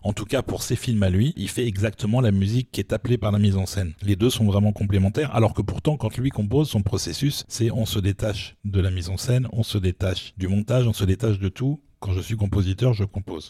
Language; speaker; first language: French; native; French